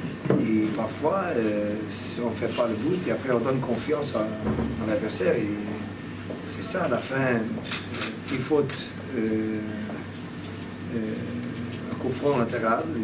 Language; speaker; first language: French; non-native, fluent; Portuguese